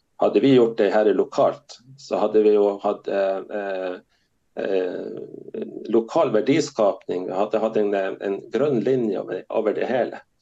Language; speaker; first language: Norwegian; native; Norwegian